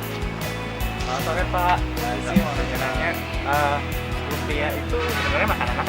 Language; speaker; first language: Indonesian; native; Indonesian